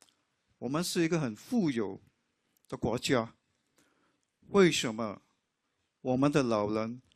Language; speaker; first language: Chinese; non-native, local second language; English